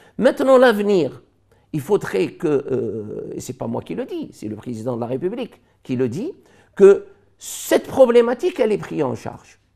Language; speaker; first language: French; non-native, local second language; Arabic